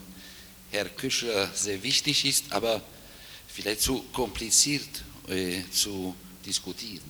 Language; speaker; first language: German; non-native, fluent; Italian